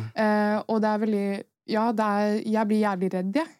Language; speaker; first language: Norwegian; native; Norwegian